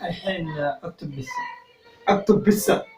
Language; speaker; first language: Arabic; native; Arabic